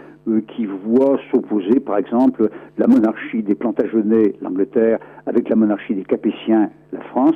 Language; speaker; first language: French; native; French